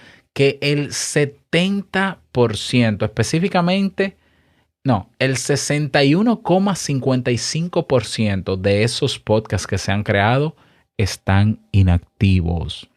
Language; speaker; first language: Spanish; native; Spanish